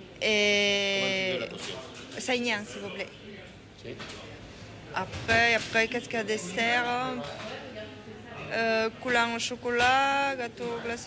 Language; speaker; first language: French; non-native, learner; Vietnamese